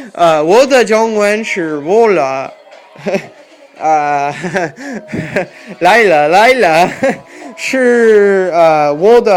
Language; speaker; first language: Chinese; non-native, learner; English